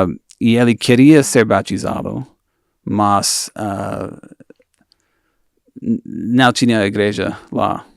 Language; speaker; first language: Portuguese; non-native, fluent; English